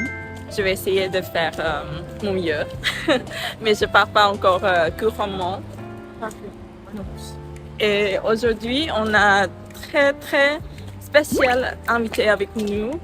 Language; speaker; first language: French; non-native, learner; Thai